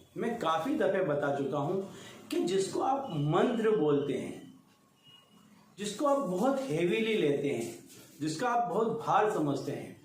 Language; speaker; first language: Hindi; native; Hindi